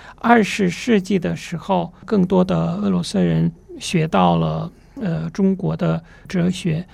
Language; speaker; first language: Chinese; non-native, fluent; Russian